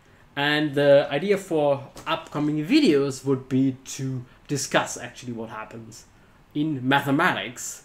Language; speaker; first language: English; non-native, fluent; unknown